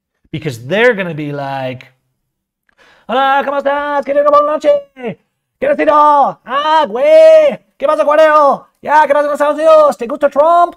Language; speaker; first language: Spanish; non-native, learner; English